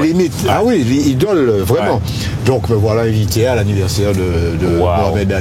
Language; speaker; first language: French; native; French